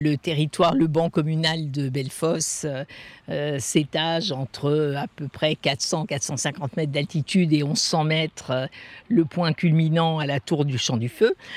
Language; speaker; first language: French; native; French